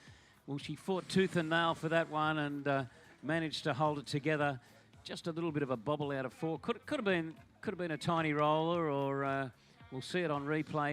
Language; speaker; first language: English; native; English